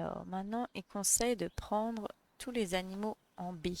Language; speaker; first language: French; native; French